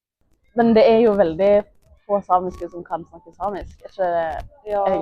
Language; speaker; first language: Norwegian; native; Norwegian